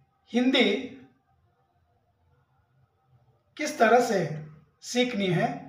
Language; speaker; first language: Hindi; non-native, local second language; Kannada